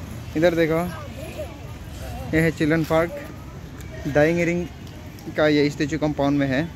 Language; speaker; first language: Hindi; non-native, local second language; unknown